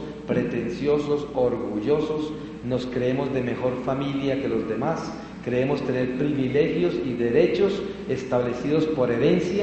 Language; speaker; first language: Spanish; native; Spanish